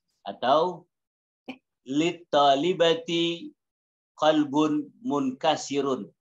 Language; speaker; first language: Arabic; non-native, fluent; Indonesian